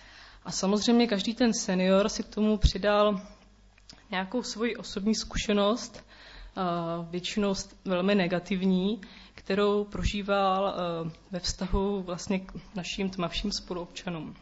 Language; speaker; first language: Czech; native; Czech